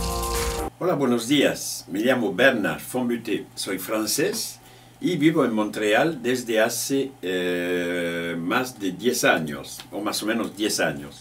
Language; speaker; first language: Spanish; non-native, fluent; French